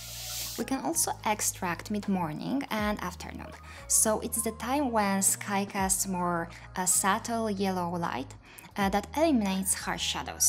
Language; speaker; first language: English; non-native, fluent; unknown